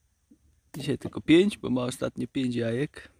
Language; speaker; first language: Polish; native; Polish